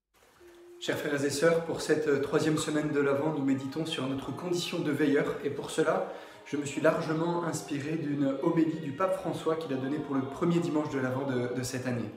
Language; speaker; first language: French; native; French